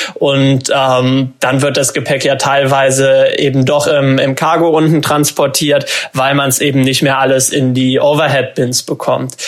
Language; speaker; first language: German; native; German